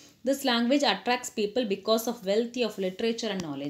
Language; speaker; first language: English; non-native, local second language; Tamil